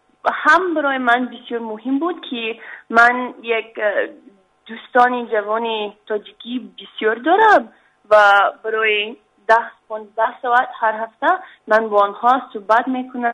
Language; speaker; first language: Persian; non-native, learner; English